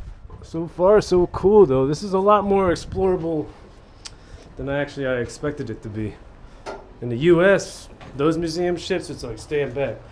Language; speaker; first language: English; native; English